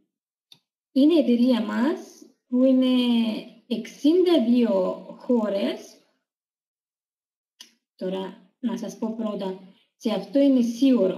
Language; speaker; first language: Greek; non-native, learner; Russian